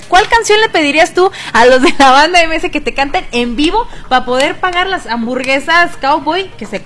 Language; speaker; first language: Spanish; native; Spanish